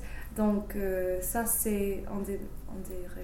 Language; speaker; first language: French; non-native, fluent; English